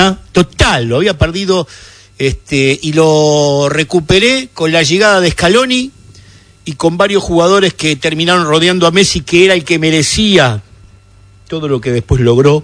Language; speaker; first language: Spanish; native; Spanish